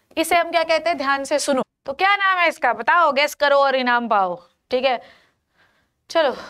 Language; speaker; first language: Hindi; native; Hindi